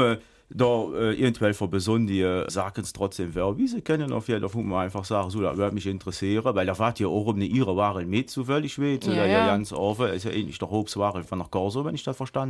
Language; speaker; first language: German; native; German